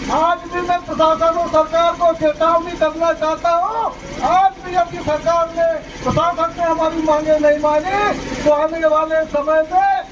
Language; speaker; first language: Hindi; native; Hindi